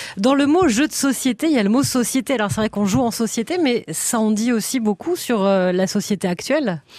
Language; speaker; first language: French; native; French